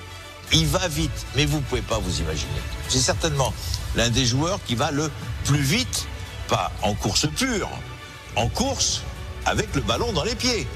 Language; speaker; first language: French; native; French